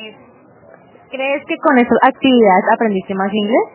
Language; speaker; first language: Spanish; native; Spanish